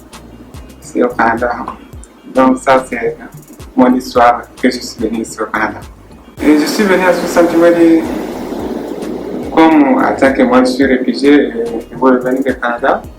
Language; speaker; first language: French; non-native, learner; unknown